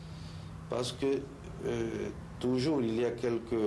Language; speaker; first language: French; non-native, learner; Spanish